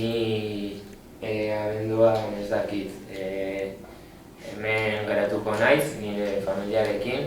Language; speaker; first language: Basque; non-native, local second language; Spanish